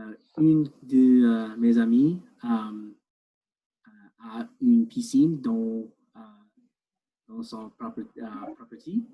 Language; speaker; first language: French; non-native, learner; English